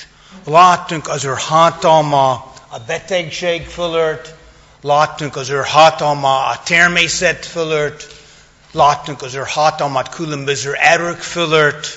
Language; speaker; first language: Hungarian; non-native, fluent; English